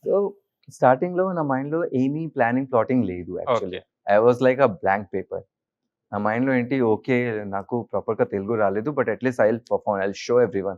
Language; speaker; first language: Telugu; non-native, learner; Hindi